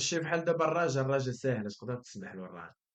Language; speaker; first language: Arabic; native; Arabic